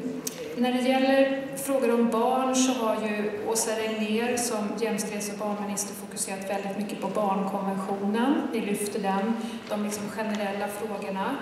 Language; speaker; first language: Swedish; native; Swedish